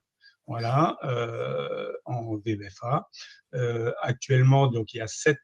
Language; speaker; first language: French; native; French